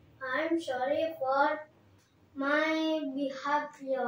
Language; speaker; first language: English; non-native, learner; Indonesian